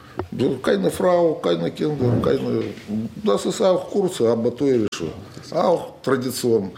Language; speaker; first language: German; non-native, learner; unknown